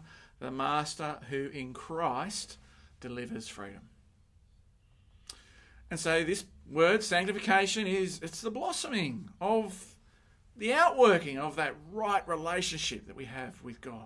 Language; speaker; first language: English; native; English